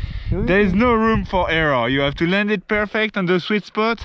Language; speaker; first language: English; non-native, fluent; French